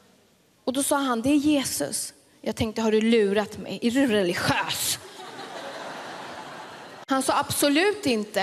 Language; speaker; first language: Swedish; early bilingual, other home language; Spanish